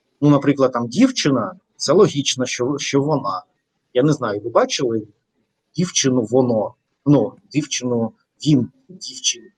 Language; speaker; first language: Ukrainian; non-native, fluent; Russian